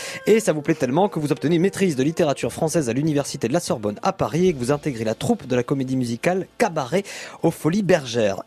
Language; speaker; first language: French; native; French